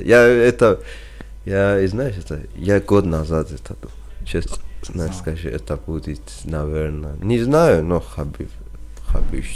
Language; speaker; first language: Russian; non-native, learner; Persian